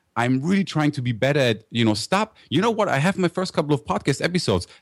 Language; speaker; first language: English; non-native, fluent; German